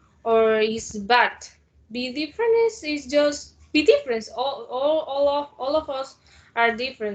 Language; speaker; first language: English; non-native, learner; Spanish